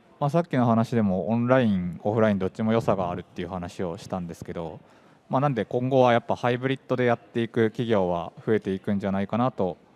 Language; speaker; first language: Japanese; native; Japanese